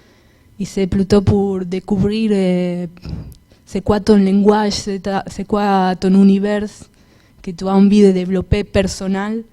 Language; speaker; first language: French; non-native, fluent; Spanish